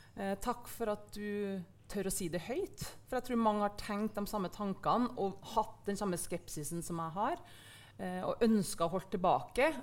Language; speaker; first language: Norwegian; native; Norwegian